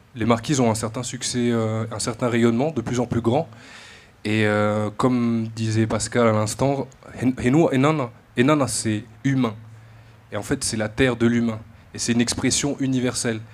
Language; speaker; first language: French; native; French